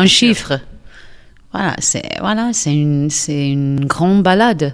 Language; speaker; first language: French; non-native, fluent; English